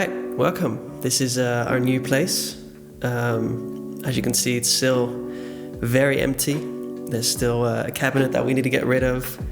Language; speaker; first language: English; non-native, fluent; Dutch